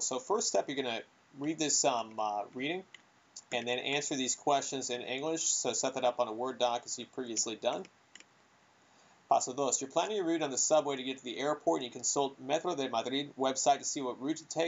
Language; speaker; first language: English; native; English